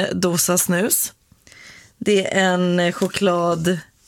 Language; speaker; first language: Swedish; native; Swedish